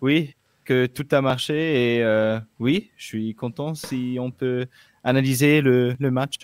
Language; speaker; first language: French; non-native, local second language; German